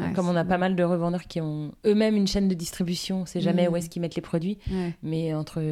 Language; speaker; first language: French; native; French